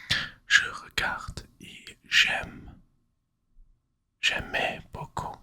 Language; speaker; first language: French; non-native, learner; English